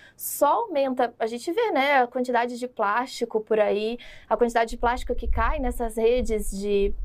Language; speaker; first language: Portuguese; native; Portuguese